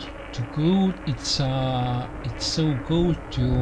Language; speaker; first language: English; non-native, learner; Estonian